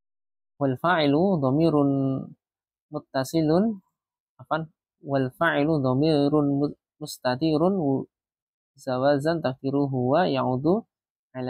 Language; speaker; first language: Arabic; non-native, fluent; Indonesian